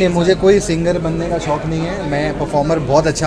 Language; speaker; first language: Hindi; native; Hindi